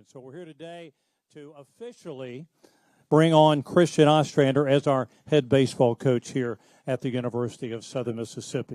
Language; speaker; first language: English; native; English